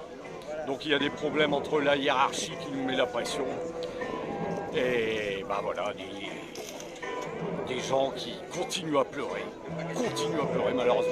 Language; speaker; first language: French; native; French